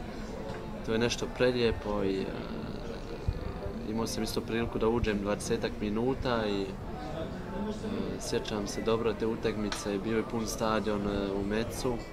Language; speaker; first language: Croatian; early bilingual, heritage; Bosnian